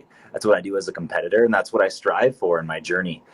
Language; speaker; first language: English; native; English